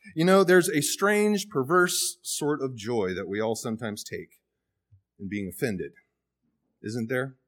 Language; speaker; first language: English; native; English